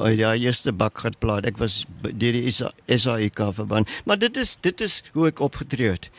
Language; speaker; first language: Afrikaans; non-native, local second language; English